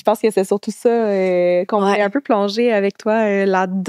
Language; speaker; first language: French; native; French